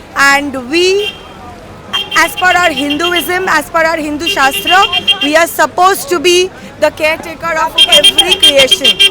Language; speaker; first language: English; non-native, local second language; Bangla